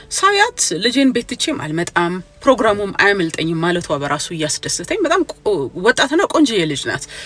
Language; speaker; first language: Amharic; native; Amharic